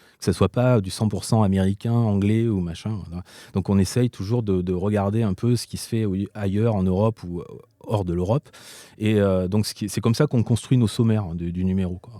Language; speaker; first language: French; native; French